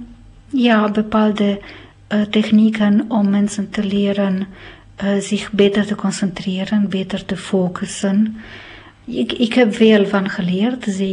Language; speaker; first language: Dutch; non-native, fluent; Romanian